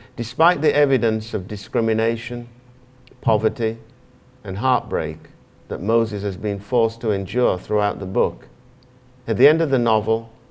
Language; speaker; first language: English; native; English